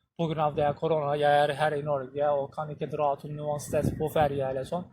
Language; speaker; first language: Swedish; non-native, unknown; Turkish